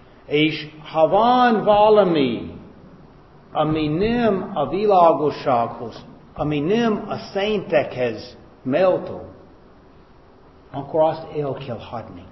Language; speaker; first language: Hungarian; non-native, fluent; English